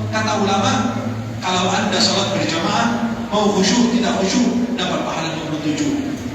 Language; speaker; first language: Indonesian; non-native, fluent; Arabic